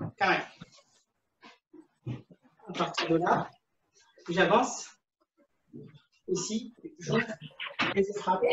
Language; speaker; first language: French; native; French